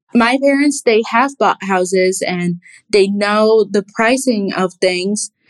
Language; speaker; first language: English; non-native, fluent; Portuguese